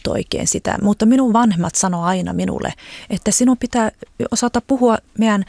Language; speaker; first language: Finnish; early bilingual, heritage; Finnish